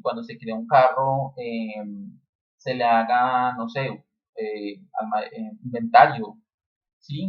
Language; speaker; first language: Spanish; native; Spanish